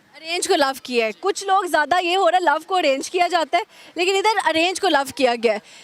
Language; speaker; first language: Urdu; native; Urdu